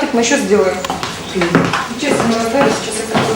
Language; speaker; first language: Russian; native; Russian